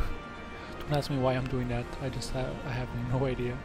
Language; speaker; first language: English; native; English